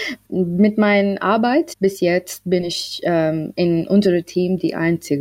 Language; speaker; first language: German; non-native, learner; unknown